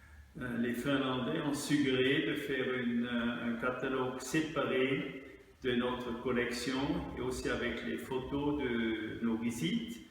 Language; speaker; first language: French; non-native, fluent; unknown